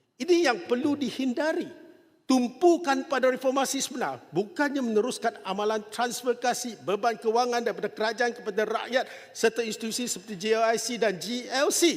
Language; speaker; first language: Malay; non-native, local second language; Chinese